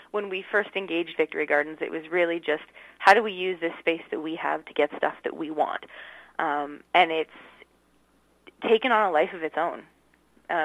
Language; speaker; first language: English; native; English